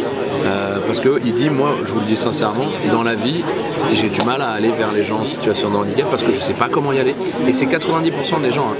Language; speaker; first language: French; native; French